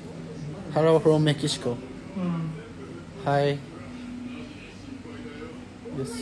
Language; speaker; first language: English; non-native, learner; Japanese